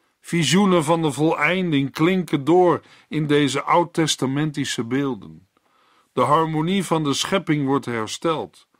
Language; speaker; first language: Dutch; native; Dutch